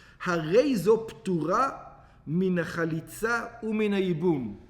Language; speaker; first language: Hebrew; non-native, fluent; English